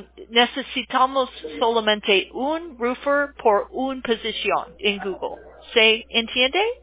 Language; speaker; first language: Spanish; non-native, learner; English